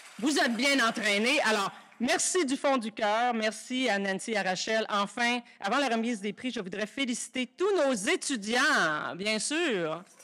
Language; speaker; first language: French; native; French